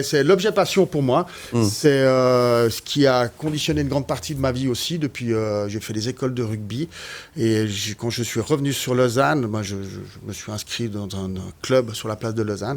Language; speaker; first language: French; native; French